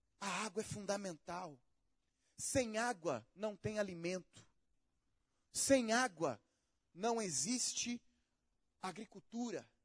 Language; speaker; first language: Portuguese; native; Portuguese